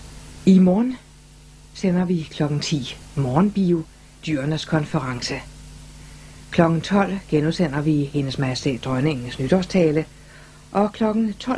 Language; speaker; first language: Danish; native; Danish